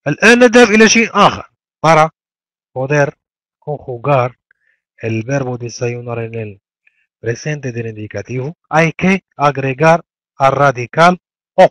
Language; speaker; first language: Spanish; non-native, fluent; Arabic